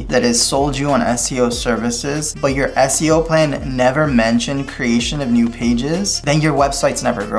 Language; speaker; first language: English; native; English